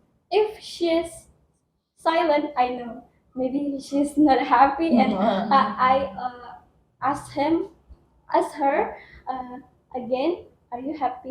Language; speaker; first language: English; non-native, learner; Indonesian